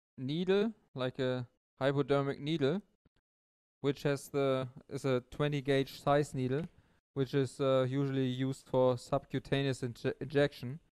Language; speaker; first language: English; non-native, fluent; German